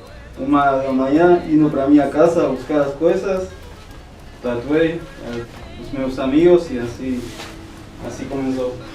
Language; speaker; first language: Portuguese; non-native, fluent; Spanish